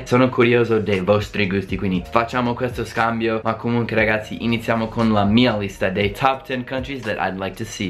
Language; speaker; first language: Italian; non-native, fluent; English